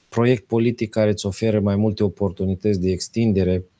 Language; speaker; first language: Romanian; native; Romanian